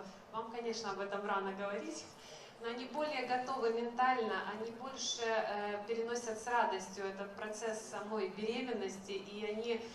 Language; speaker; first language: Russian; native; Russian